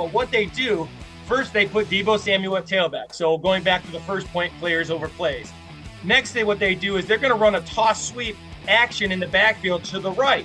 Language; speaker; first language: English; native; English